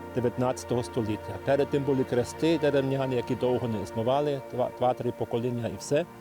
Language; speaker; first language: Ukrainian; non-native, fluent; German